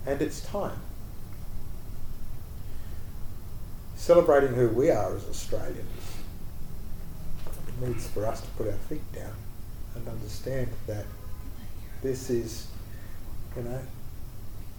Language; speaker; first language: English; native; English